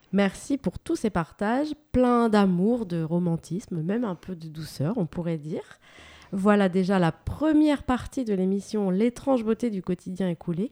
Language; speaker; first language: French; native; French